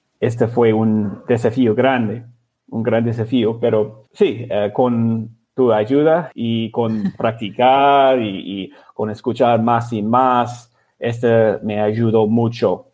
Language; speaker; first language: Spanish; non-native, learner; English